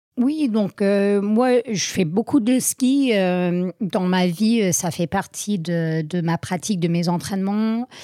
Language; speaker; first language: French; non-native, fluent; English